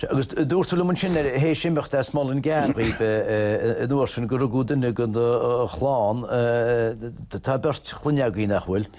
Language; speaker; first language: Irish; native; Irish